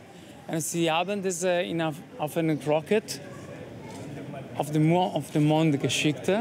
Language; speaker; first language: German; non-native, fluent; Italian